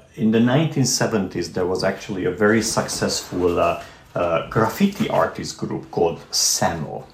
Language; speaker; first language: English; non-native, fluent; Romanian